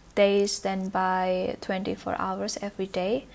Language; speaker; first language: English; non-native, learner; Indonesian